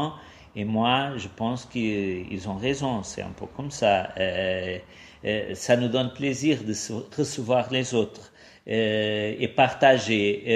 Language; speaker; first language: French; non-native, fluent; Portuguese